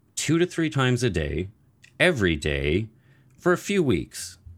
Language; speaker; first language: English; native; English